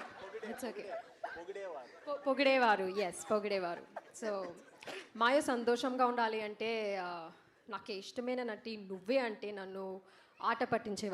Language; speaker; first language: Telugu; non-native, learner; Malayalam